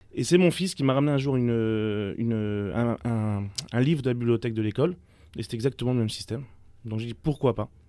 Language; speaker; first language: French; native; French